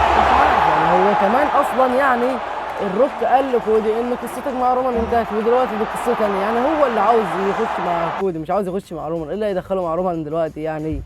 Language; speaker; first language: Arabic; native; Arabic